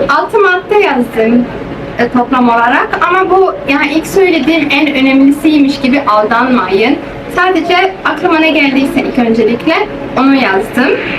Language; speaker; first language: Turkish; early bilingual, heritage; Turkish